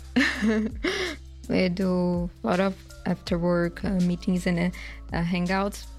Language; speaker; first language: English; non-native, fluent; Portuguese